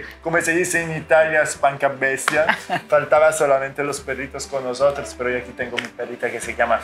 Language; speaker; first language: Spanish; non-native, fluent; Italian